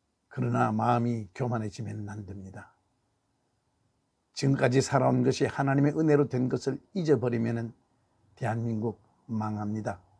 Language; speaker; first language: Korean; native; Korean